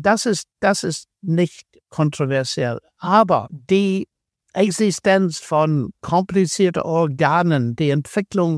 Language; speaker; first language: German; non-native, fluent; English